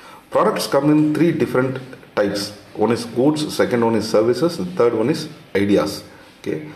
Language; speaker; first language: English; non-native, local second language; Tamil